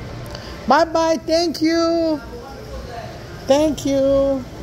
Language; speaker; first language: English; non-native, learner; Portuguese